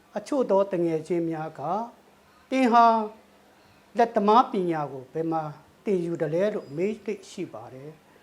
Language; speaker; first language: Burmese; non-native, local second language; Thado Chin